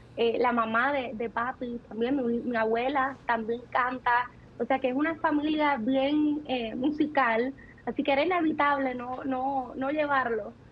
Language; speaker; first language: Spanish; native; Spanish